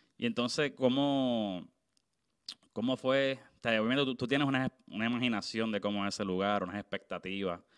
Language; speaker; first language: Spanish; native; Spanish